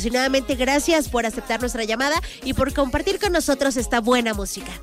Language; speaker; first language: Spanish; native; Spanish